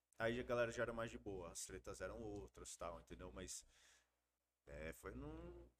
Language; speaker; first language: Portuguese; early bilingual, heritage; Portuguese